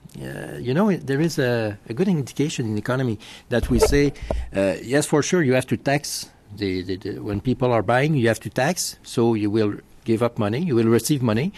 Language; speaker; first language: English; non-native, fluent; French